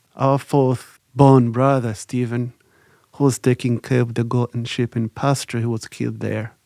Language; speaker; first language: English; non-native, local second language; Kinyarwanda